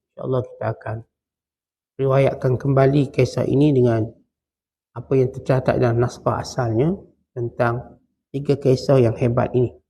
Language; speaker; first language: Malay; native; Malay